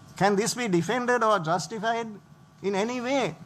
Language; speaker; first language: English; non-native, local second language; Sinhala